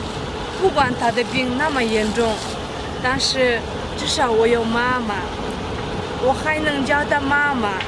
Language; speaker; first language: Chinese; non-native, fluent; Kyrgyz